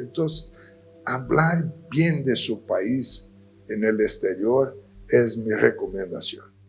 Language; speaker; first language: Spanish; non-native, fluent; Portuguese